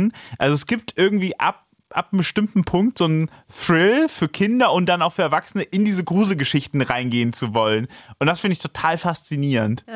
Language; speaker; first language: German; native; German